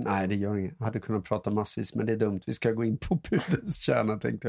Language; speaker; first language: Swedish; native; Swedish